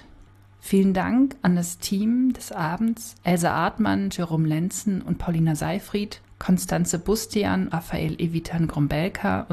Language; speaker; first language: German; native; German